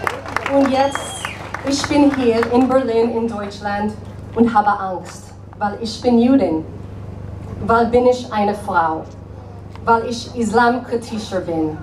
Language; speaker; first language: German; non-native, learner; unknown